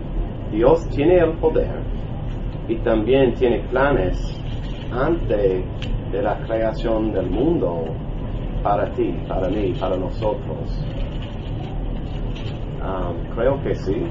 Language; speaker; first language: Spanish; non-native, learner; English